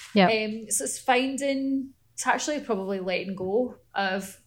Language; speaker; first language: English; native; English